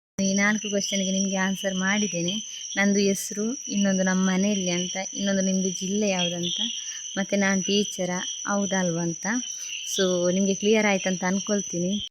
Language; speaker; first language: Kannada; native; Kannada